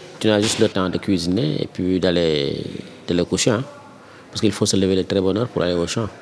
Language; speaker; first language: French; non-native, local second language; Wolof